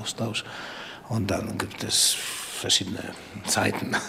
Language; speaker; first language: German; non-native, learner; Polish